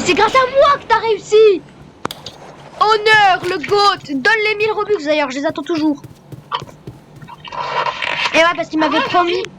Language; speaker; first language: French; native; French